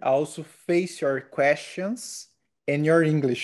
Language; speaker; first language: English; non-native, learner; Portuguese